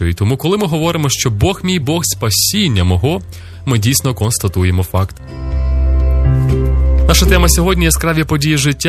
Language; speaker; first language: Ukrainian; native; Ukrainian